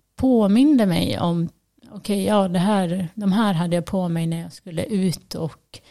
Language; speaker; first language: Swedish; early bilingual, other home language; Portuguese